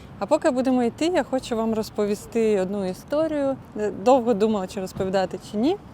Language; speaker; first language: Ukrainian; non-native, local second language; Russian